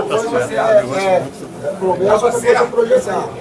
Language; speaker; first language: Portuguese; native; Portuguese